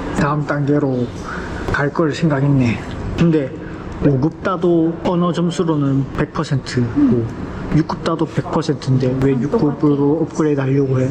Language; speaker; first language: Korean; native; Korean